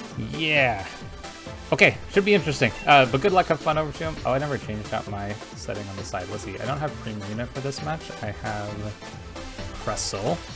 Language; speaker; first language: English; native; English